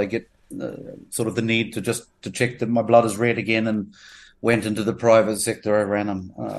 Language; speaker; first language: English; native; English